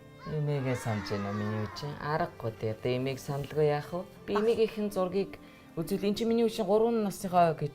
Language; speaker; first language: Mongolian; native; Mongolian